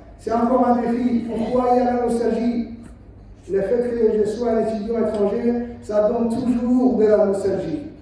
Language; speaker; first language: French; non-native, local second language; Somali